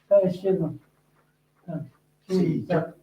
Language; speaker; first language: Czech; non-native, learner; Korean